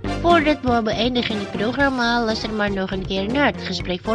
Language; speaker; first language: Dutch; non-native, learner; Indonesian